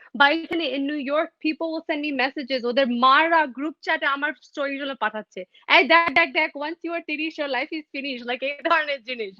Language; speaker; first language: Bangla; early bilingual, heritage; Bangla